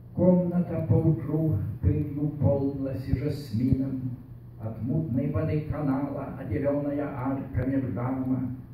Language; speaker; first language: Russian; non-native, local second language; Lithuanian